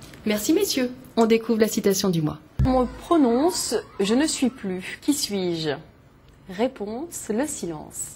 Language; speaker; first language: French; native; French